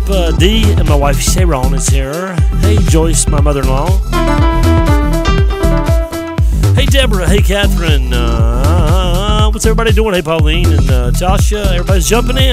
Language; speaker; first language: English; native; English